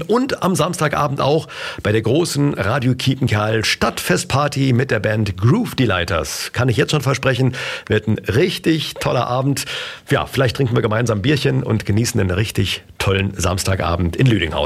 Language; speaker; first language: German; native; German